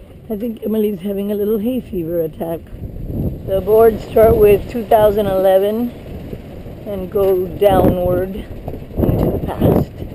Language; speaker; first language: English; early bilingual, other home language; Spanish